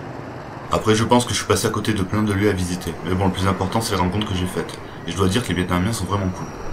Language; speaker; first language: French; native; French